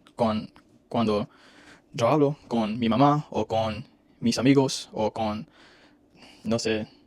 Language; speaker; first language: Spanish; non-native, learner; English